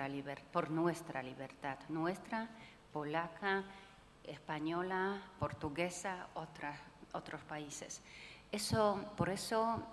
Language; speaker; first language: Spanish; non-native, fluent; Polish